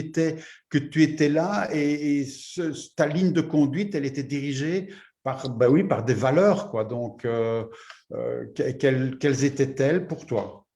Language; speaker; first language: French; native; French